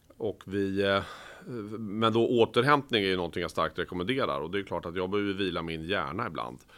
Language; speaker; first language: Swedish; native; Swedish